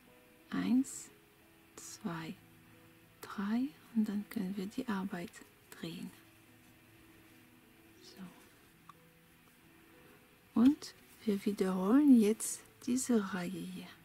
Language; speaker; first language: German; non-native, fluent; French